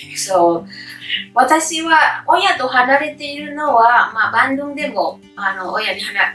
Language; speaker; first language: Japanese; non-native, fluent; Indonesian